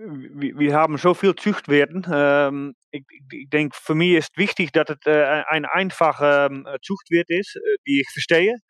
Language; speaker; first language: German; non-native, learner; Dutch